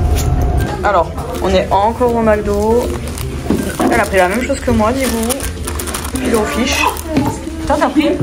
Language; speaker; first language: French; native; French